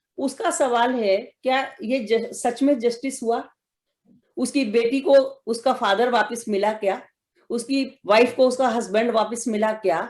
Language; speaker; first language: Hindi; native; Hindi